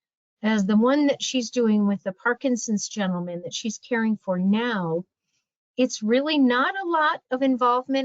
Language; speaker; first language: English; native; English